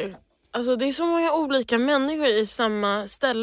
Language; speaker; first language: Swedish; early bilingual, heritage; English